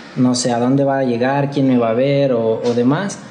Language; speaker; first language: Spanish; native; Spanish